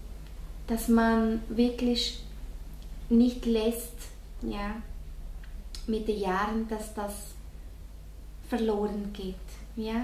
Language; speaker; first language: German; non-native, fluent; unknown